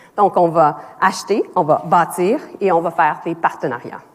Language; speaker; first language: French; native; French